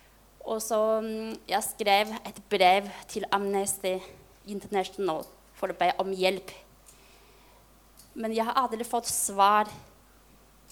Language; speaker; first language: Norwegian; non-native, fluent; Chinese